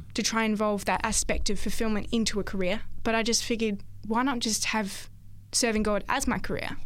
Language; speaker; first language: English; native; English